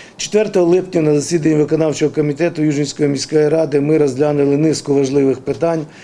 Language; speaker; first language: Ukrainian; native; Ukrainian